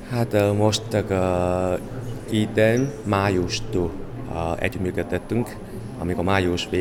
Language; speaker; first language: Hungarian; non-native, learner; Chinese